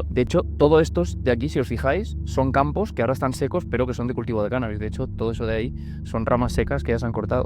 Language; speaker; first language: Spanish; native; Spanish